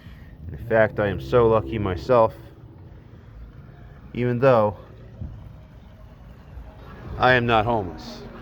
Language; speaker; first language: English; native; English